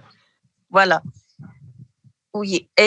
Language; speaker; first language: French; non-native, learner; Arabic